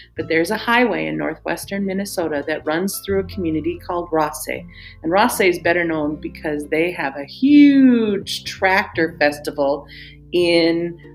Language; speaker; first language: English; native; English